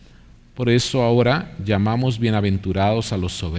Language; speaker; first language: Spanish; native; Spanish